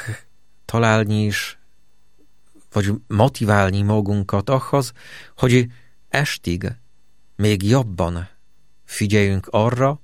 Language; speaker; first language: Hungarian; non-native, fluent; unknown